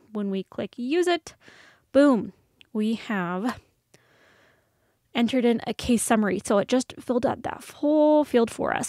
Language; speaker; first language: English; native; English